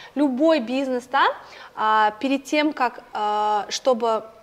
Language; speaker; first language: Russian; non-native, local second language; Kazakh